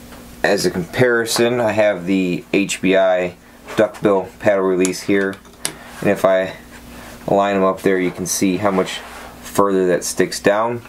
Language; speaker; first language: English; native; English